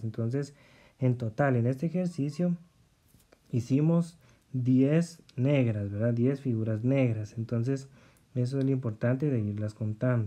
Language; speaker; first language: Spanish; native; Spanish